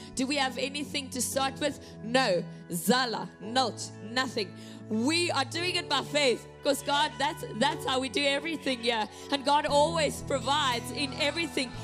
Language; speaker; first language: English; non-native, local second language; Afrikaans